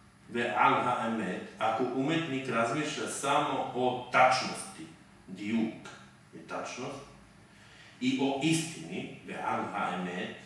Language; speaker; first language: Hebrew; non-native, fluent; Serbian